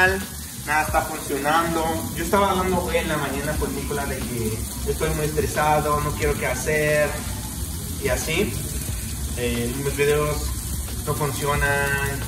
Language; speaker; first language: Spanish; non-native, fluent; Arabic